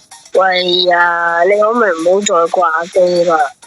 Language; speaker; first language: Chinese; early bilingual, heritage; Cantonese